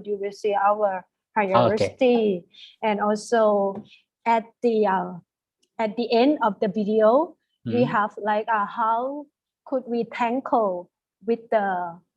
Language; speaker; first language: English; non-native, fluent; Thai